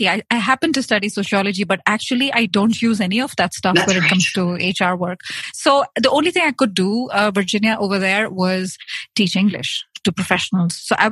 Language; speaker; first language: English; non-native, local second language; Hindi